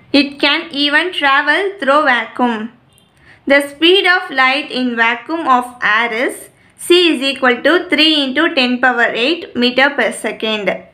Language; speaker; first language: English; non-native, local second language; Tamil